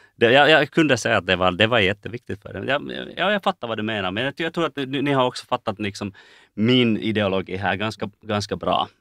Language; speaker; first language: Swedish; non-native, local second language; Finnish